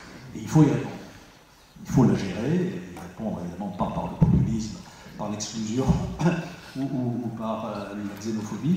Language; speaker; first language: French; native; French